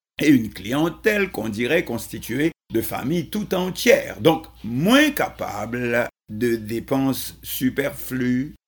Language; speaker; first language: French; non-native, local second language; Haitian Creole